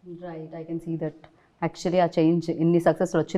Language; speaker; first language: Telugu; native; Telugu